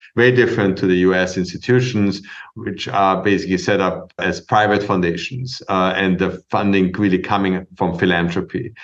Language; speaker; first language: English; non-native, fluent; German